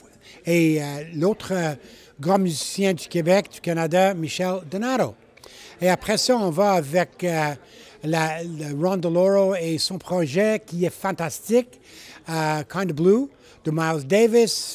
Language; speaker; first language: French; non-native, learner; English